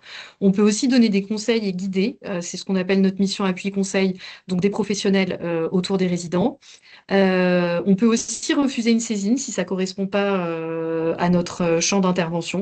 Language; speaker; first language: French; native; French